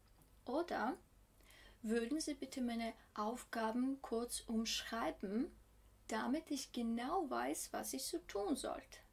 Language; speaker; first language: German; non-native, fluent; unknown